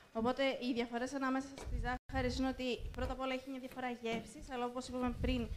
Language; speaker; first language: French; non-native, fluent; Greek